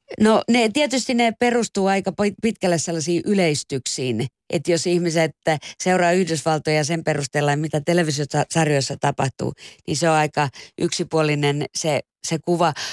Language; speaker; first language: Finnish; native; Finnish